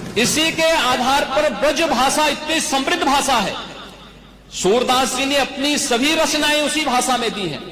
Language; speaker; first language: Hindi; native; Hindi